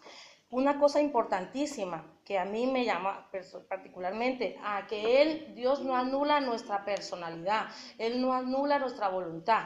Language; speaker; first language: Spanish; native; Spanish